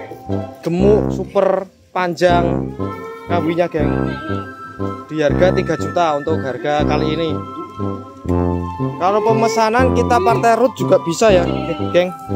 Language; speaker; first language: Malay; non-native, local second language; Javanese